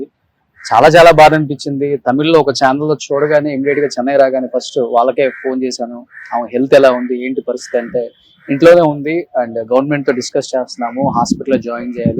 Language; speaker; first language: Telugu; native; Telugu